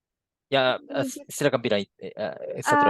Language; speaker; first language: Indonesian; non-native, fluent; Japanese